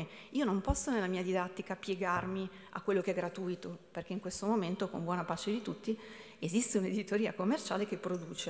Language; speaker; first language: Italian; native; Italian